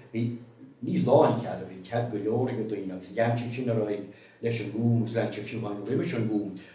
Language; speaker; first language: Irish; native; Irish